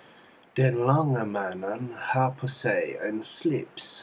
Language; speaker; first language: Swedish; non-native, learner; English